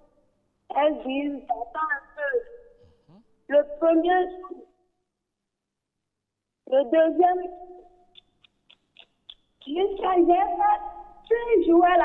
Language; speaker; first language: French; non-native, learner; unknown